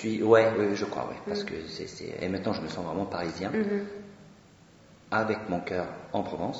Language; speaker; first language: French; non-native, fluent; Swedish